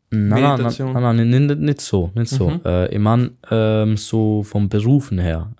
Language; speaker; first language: German; non-native, fluent; Hungarian